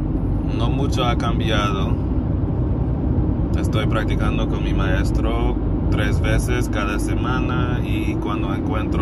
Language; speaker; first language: Spanish; non-native, learner; English